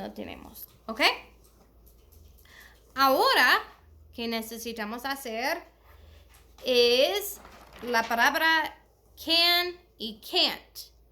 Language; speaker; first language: Spanish; non-native, learner; English